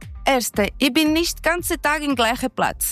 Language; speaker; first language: German; non-native, learner; Portuguese